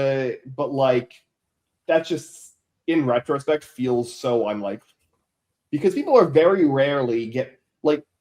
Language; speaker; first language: English; native; English